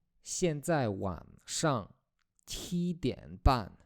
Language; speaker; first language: Chinese; non-native, fluent; Polish